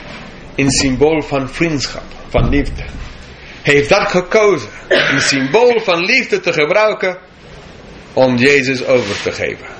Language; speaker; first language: Dutch; non-native, fluent; English